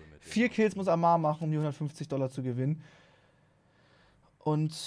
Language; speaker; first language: German; native; German